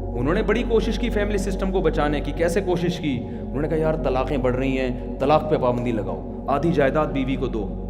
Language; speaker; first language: Urdu; native; Urdu